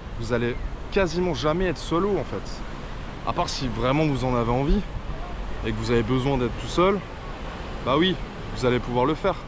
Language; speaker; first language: French; native; French